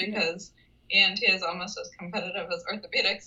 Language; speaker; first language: English; native; English